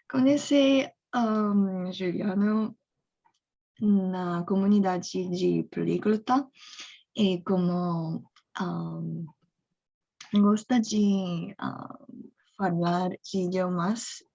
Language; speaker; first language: Portuguese; non-native, fluent; Korean